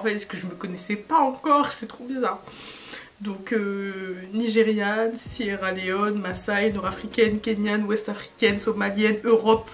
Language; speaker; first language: French; native; French